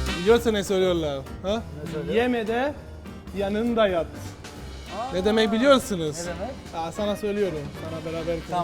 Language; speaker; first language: Turkish; non-native, fluent; Italian